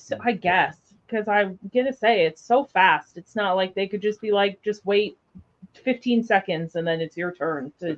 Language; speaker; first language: English; native; English